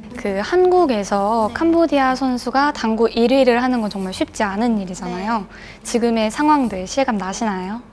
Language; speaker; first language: Korean; native; Korean